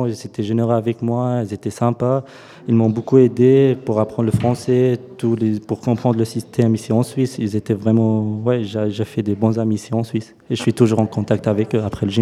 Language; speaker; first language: French; non-native, fluent; Arabic